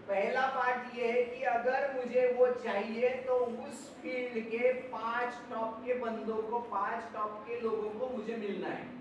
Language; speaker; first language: Hindi; non-native, local second language; Marathi